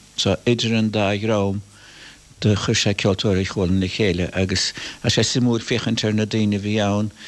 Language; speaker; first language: Irish; native; Irish